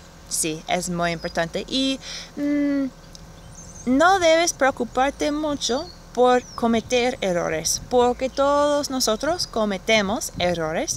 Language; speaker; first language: Spanish; non-native, fluent; English